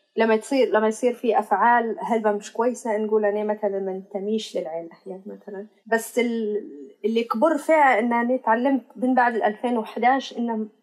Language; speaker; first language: Arabic; native; Arabic